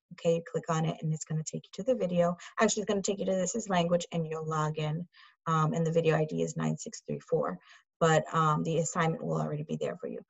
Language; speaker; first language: English; native; English